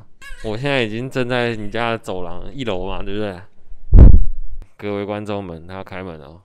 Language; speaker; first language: Chinese; native; Chinese